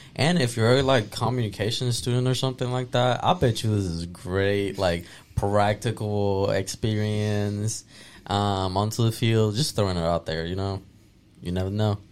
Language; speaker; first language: English; early bilingual, other home language; Spanish